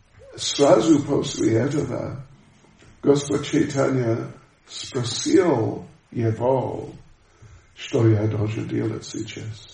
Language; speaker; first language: Russian; non-native, learner; English